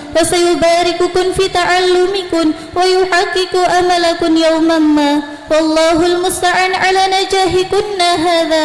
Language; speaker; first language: Arabic; non-native, learner; Indonesian